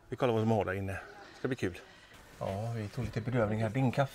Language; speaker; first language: Swedish; native; Swedish